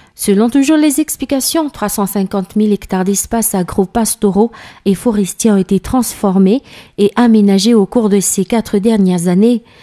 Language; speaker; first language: French; non-native, local second language; Malagasy